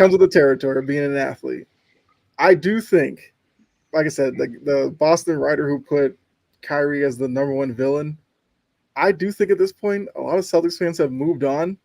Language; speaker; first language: English; native; English